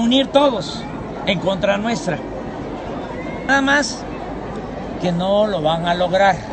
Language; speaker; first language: Spanish; native; Spanish